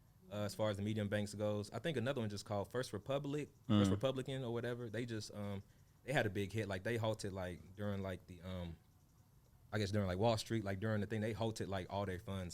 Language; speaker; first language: English; native; English